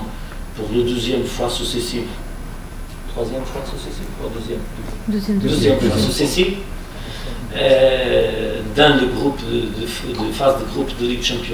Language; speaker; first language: French; non-native, fluent; Portuguese